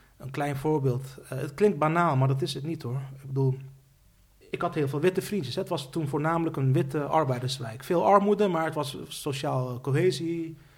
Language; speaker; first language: Dutch; early bilingual, other home language; Turkish